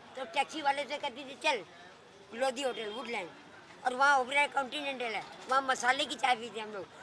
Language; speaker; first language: Hindi; native; Hindi